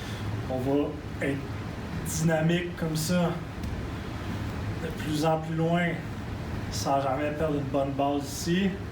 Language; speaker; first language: French; native; French